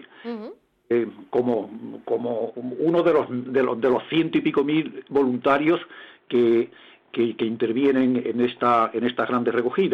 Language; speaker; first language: Spanish; native; Spanish